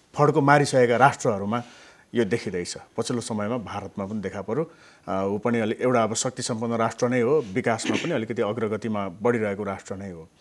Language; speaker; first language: Nepali; native; Nepali